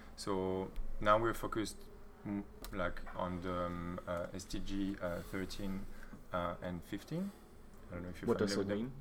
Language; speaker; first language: English; non-native, fluent; French